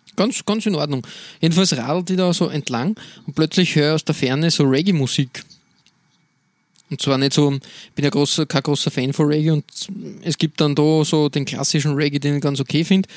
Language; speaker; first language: German; native; German